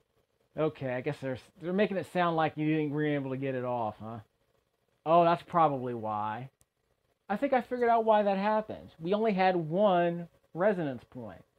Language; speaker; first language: English; native; English